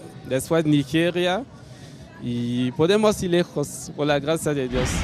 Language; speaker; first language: Spanish; non-native, fluent; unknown